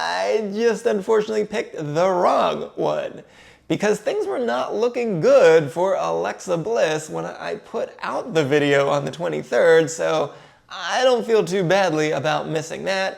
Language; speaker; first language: English; native; English